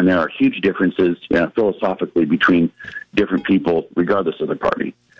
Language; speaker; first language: English; native; English